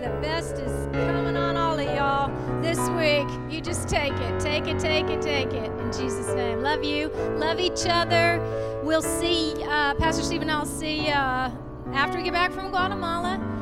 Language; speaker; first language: English; native; English